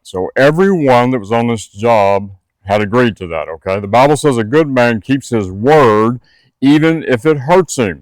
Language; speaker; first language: English; native; English